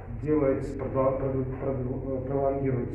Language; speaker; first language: Russian; native; Russian